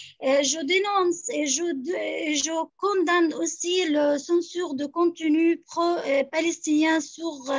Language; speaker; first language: French; non-native, fluent; Arabic